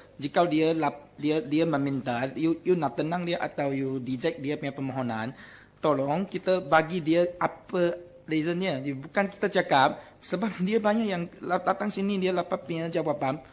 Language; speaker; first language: Malay; non-native, local second language; Chinese